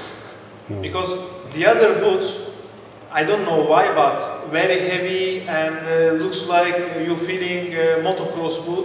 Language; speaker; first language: English; non-native, learner; Turkish